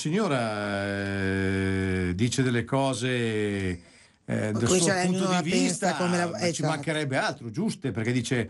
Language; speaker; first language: Italian; native; Italian